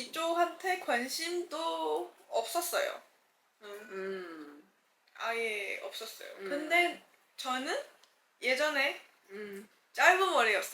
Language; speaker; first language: Korean; non-native, fluent; Chinese